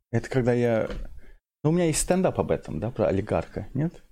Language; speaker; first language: Russian; non-native, fluent; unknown